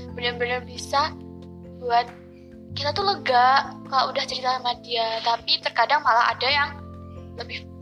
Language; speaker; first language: Indonesian; non-native, local second language; Javanese